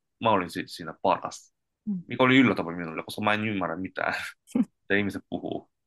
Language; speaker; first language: Finnish; non-native, fluent; Korean